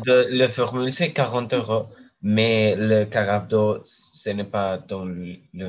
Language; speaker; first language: French; non-native, learner; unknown